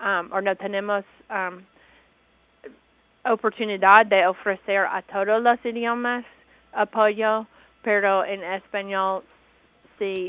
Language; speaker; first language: Spanish; non-native, learner; English